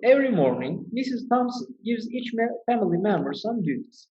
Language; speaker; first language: English; non-native, fluent; Turkish